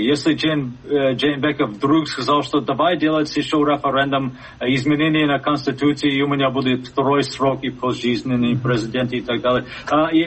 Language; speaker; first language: Russian; non-native, fluent; English